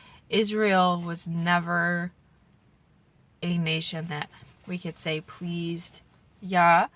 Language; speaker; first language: English; native; English